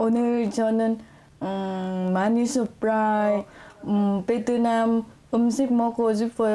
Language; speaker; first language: Korean; non-native, learner; Vietnamese